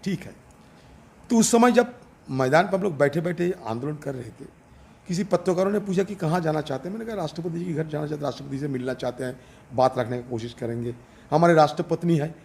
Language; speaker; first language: Hindi; non-native, local second language; Bangla